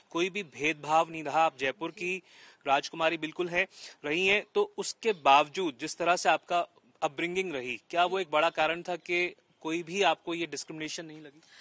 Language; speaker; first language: Hindi; native; Hindi